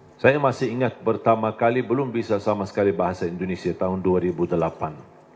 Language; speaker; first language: Indonesian; non-native, fluent; Arabic